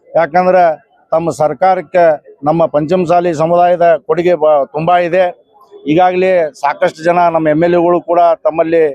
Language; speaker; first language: Kannada; native; Kannada